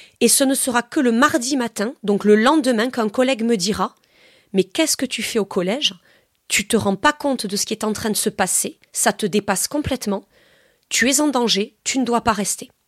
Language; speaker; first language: French; native; French